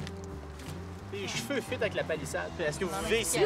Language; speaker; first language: French; native; French